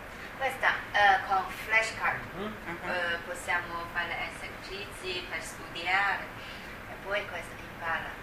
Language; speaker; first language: Italian; non-native, learner; Chinese